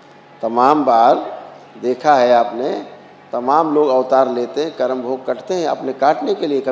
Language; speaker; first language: Hindi; native; Hindi